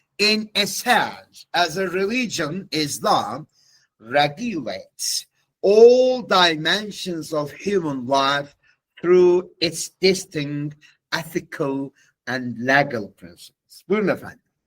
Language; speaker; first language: English; non-native, fluent; Turkish